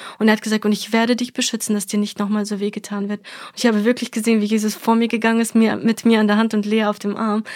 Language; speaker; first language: German; early bilingual, other home language; Russian